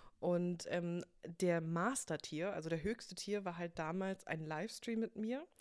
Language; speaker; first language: German; early bilingual, other home language; English